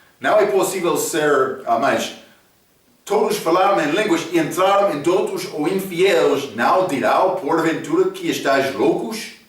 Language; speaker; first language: Portuguese; non-native, fluent; English